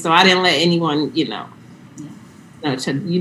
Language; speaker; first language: English; native; English